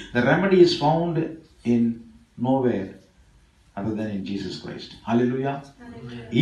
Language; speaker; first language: English; non-native, local second language; Tamil